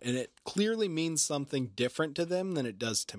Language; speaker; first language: English; native; English